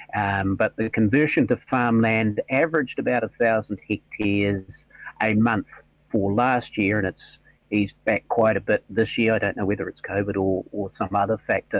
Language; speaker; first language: English; native; English